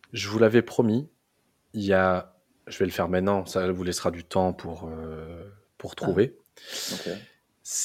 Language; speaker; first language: French; native; French